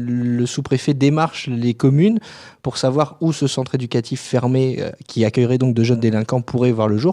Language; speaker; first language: French; native; French